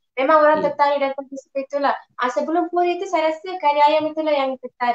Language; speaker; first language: Malay; non-native, local second language; Tamil